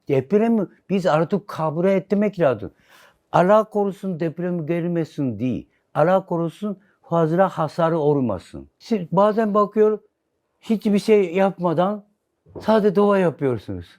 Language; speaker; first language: Turkish; non-native, learner; Japanese